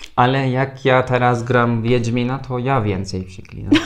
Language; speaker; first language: Polish; non-native, fluent; Turkish